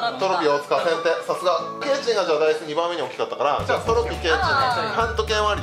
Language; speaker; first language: Japanese; native; Japanese